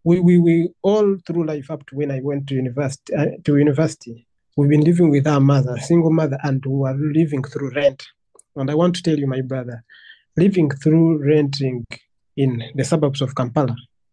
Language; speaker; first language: English; non-native, local second language; Ganda